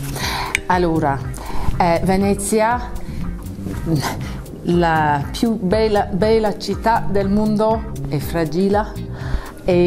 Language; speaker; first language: Italian; non-native, learner; English